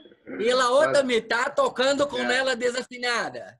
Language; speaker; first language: Spanish; non-native, learner; Portuguese